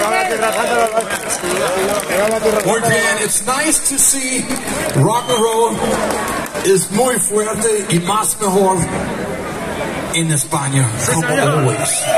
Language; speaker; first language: Spanish; non-native, learner; English